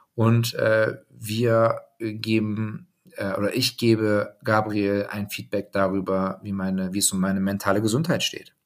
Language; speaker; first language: German; native; German